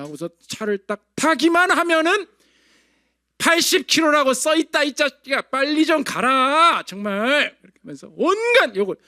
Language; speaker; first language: Korean; native; Korean